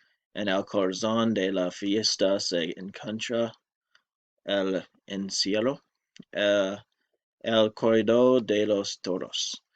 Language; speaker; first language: Spanish; non-native, learner; English